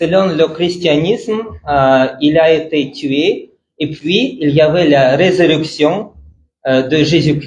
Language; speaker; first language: French; non-native, fluent; Russian